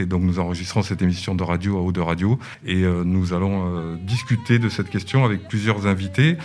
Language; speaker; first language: French; native; French